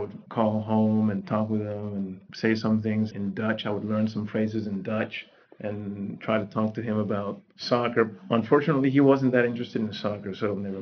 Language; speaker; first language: English; non-native, fluent; Spanish